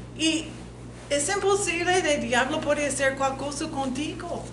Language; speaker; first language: Spanish; non-native, learner; English